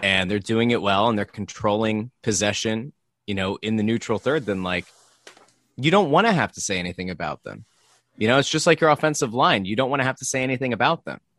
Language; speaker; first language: English; native; English